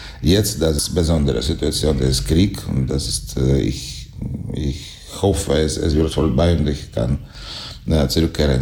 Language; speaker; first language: German; non-native, learner; Ukrainian